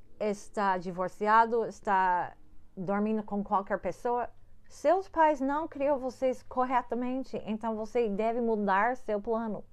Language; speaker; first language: Portuguese; non-native, learner; English